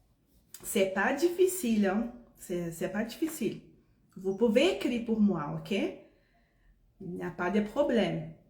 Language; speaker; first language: French; non-native, fluent; Portuguese